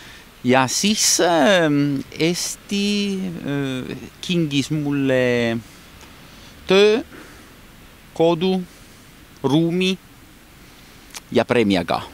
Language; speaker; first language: Estonian; non-native, learner; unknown